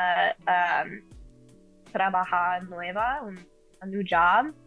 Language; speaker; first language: Spanish; non-native, learner; English